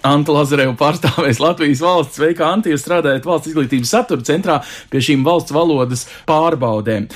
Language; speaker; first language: Latvian; native; Latvian